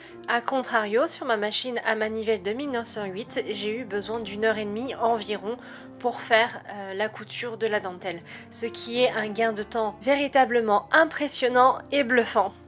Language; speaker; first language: French; native; French